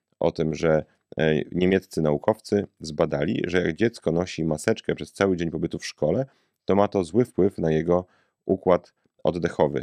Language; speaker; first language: Polish; native; Polish